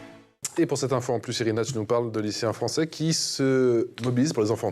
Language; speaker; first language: French; native; French